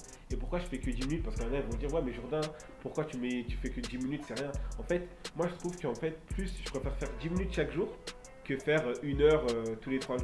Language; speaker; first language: French; native; French